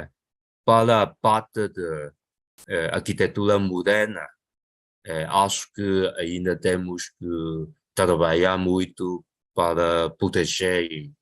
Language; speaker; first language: Portuguese; non-native, local second language; Chinese